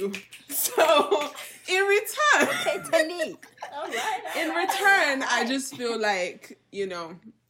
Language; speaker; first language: English; non-native, local second language; Yoruba